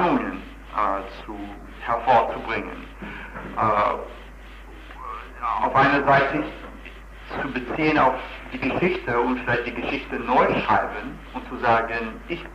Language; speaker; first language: German; non-native, fluent; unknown